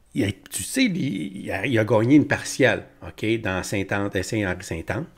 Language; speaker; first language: French; native; French